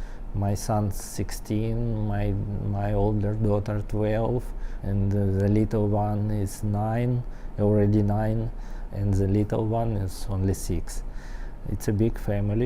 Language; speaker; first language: English; non-native, learner; Ukrainian